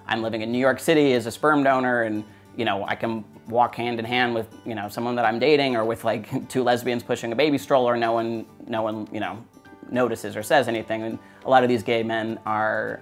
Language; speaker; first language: English; native; English